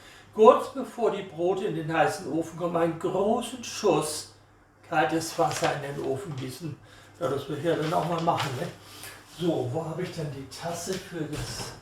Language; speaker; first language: German; native; German